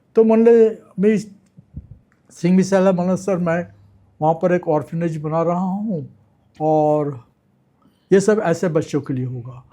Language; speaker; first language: Hindi; non-native, local second language; Marathi